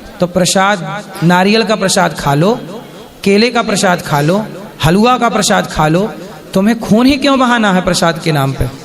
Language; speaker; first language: Hindi; native; Hindi